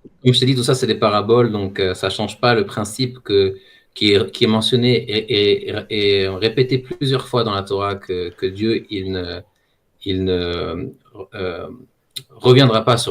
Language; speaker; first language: French; native; French